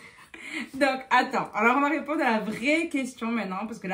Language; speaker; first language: French; native; French